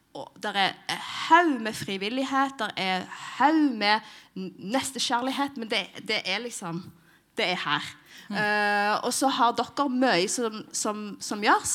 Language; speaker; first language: Norwegian; early bilingual, other home language; Somali